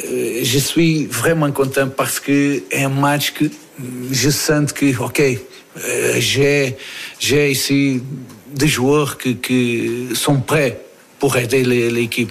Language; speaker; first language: French; non-native, fluent; Portuguese